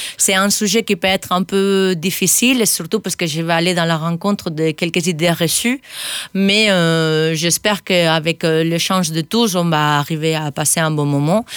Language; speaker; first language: French; non-native, fluent; Spanish